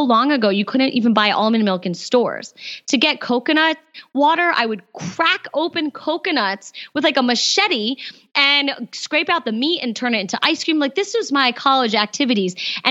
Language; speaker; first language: English; native; English